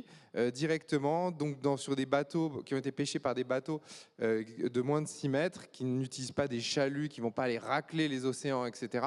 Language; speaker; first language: French; native; French